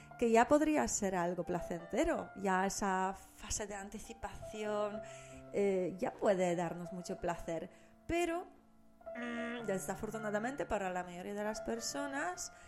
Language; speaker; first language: Spanish; non-native, fluent; Polish